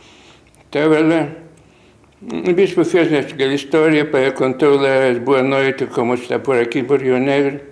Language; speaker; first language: Portuguese; non-native, fluent; Lithuanian